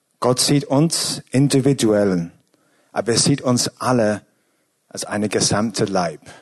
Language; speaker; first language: German; non-native, fluent; English